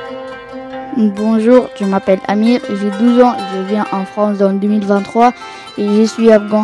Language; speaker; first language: French; non-native, learner; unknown